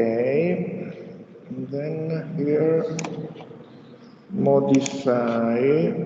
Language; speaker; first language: English; non-native, fluent; Italian